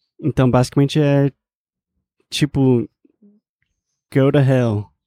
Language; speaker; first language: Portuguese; non-native, fluent; English